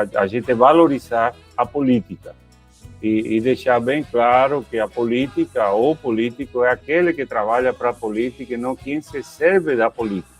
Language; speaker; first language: Portuguese; non-native, fluent; Spanish